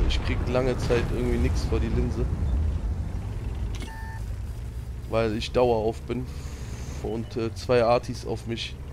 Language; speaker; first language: German; native; German